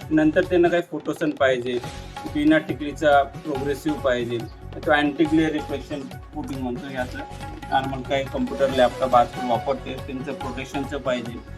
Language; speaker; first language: Marathi; non-native, local second language; Lambadi